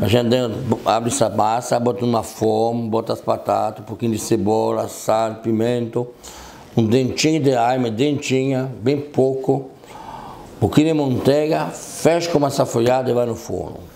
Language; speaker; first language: Portuguese; non-native, fluent; French